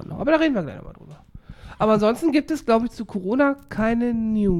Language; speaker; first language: German; native; German